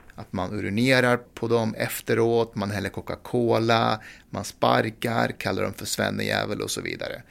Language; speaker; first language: Swedish; early bilingual, other home language; Persian